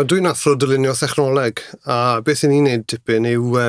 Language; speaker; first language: Welsh; native; Welsh